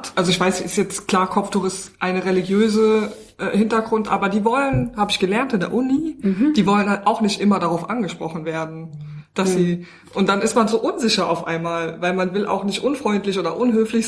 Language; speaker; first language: German; native; German